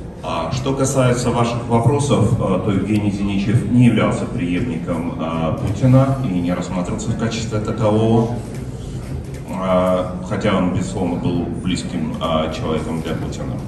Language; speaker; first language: Russian; native; Russian